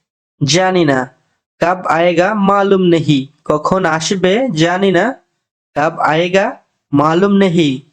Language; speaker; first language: Hindi; non-native, local second language; Bangla